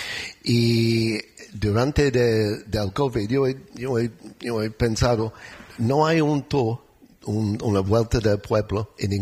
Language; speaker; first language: Spanish; non-native, learner; English